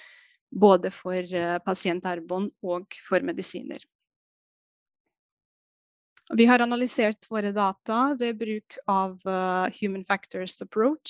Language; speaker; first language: Norwegian; non-native, fluent; Bosnian